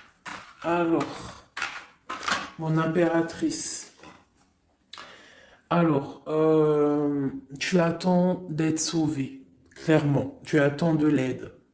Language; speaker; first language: French; native; French